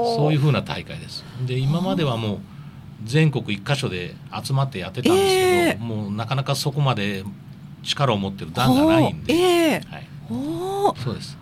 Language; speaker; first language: Japanese; native; Japanese